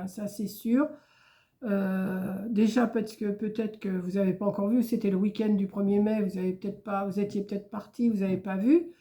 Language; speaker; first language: French; native; French